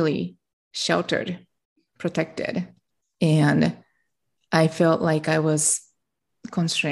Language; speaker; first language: English; non-native, fluent; Japanese